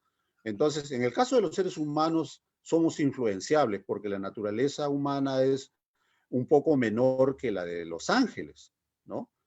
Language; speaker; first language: Spanish; native; Spanish